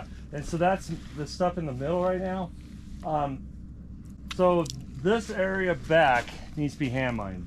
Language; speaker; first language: English; native; English